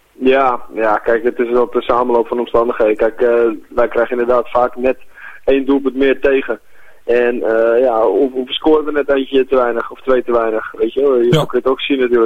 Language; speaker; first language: Dutch; native; Dutch